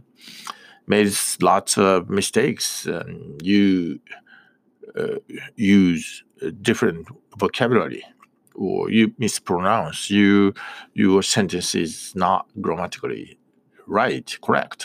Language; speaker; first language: English; non-native, fluent; Japanese